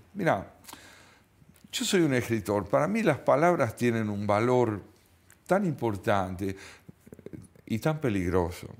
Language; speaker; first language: Spanish; native; Spanish